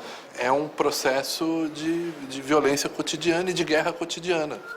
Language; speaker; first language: Portuguese; native; Portuguese